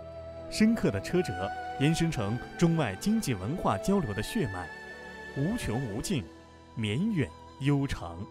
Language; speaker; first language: Chinese; native; Chinese